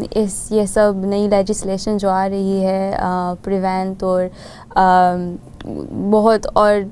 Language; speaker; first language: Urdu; non-native, learner; Gujarati